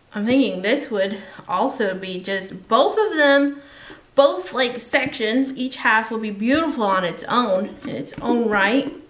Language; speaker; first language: English; native; English